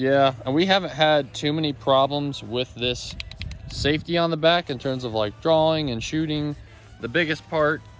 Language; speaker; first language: English; native; English